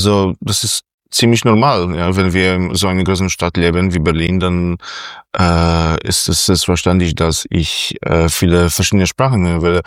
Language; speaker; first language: German; non-native, fluent; Polish